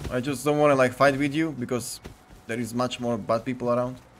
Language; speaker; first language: English; non-native, fluent; Slovak